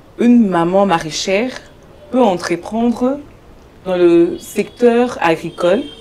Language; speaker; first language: French; non-native, local second language; Lingala